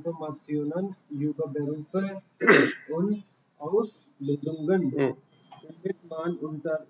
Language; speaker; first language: German; non-native, learner; Hindi